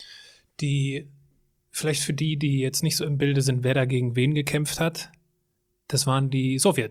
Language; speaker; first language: German; native; German